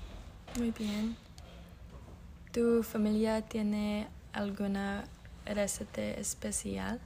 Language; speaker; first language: Spanish; non-native, learner; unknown